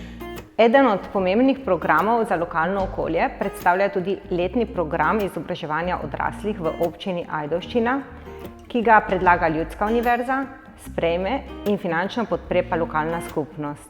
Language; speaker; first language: Slovenian; native; Slovenian